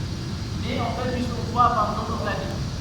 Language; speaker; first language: French; non-native, learner; Arabic